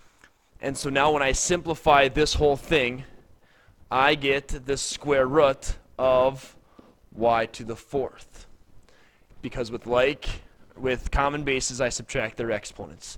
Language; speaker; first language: English; native; English